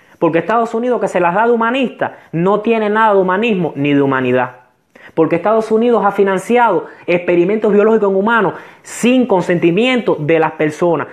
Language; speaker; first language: Spanish; native; Spanish